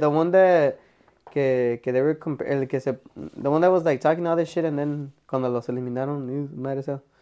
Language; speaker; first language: English; early bilingual, other home language; Spanish